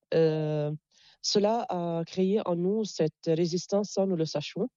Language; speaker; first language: French; non-native, local second language; Arabic